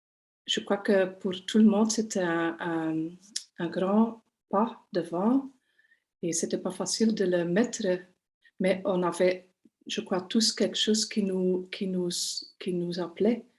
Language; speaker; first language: French; non-native, local second language; Dutch